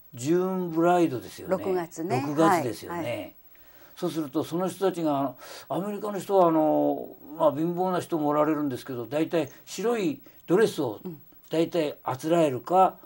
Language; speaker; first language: Japanese; native; Japanese